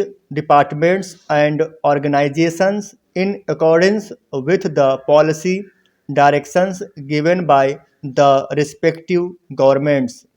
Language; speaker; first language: English; non-native, local second language; Hindi